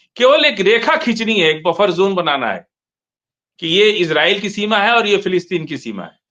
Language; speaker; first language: Hindi; native; Hindi